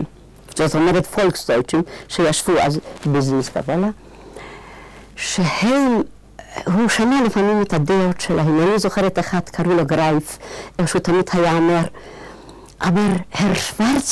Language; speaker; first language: Hebrew; non-native, fluent; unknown